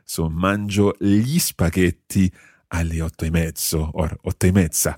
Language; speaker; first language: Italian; non-native, fluent; English